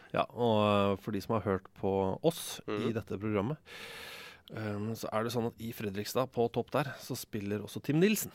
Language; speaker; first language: Norwegian; native; Norwegian